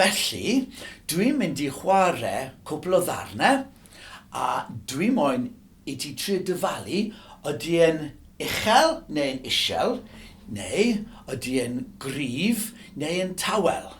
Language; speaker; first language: Welsh; non-native, local second language; English